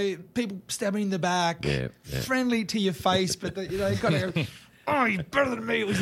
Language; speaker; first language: English; native; English